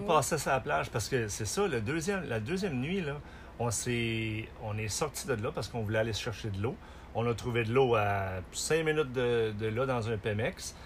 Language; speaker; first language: French; native; French